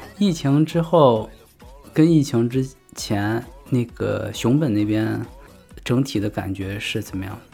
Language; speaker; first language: Chinese; native; Chinese